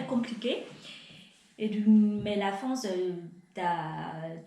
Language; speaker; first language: French; non-native, fluent; Vietnamese